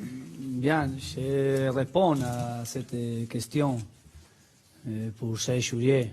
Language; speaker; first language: French; non-native, learner; Spanish